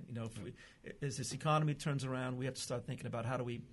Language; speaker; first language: English; early bilingual, other home language; Portuguese